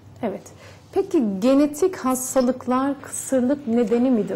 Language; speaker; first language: Turkish; native; Turkish